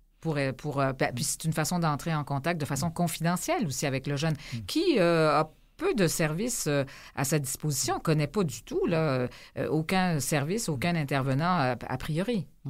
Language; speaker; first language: French; native; French